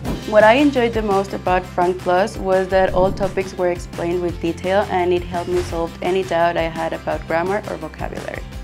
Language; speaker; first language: English; non-native, fluent; Spanish